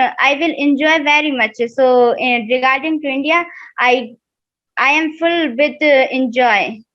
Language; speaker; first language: English; non-native, learner; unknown